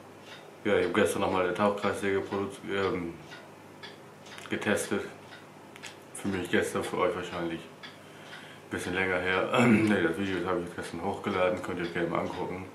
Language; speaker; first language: German; native; German